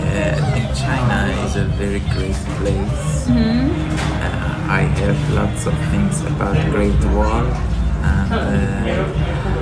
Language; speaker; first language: English; non-native, learner; Persian